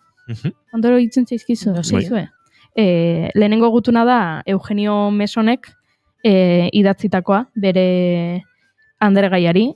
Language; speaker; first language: Basque; native; Basque